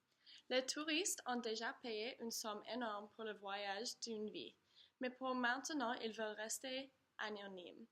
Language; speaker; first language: French; non-native, learner; English